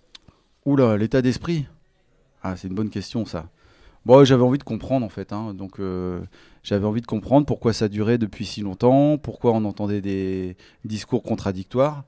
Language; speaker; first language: French; native; French